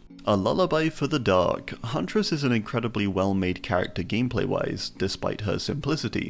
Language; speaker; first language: English; native; English